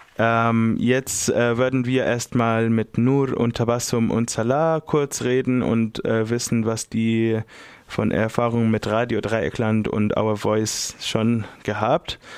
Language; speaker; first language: German; non-native, fluent; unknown